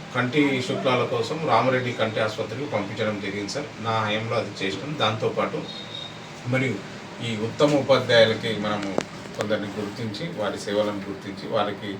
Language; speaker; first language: Telugu; native; Telugu